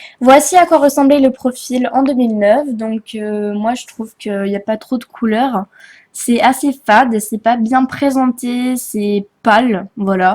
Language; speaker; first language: French; native; French